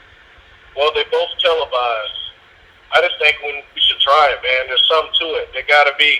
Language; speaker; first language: English; native; English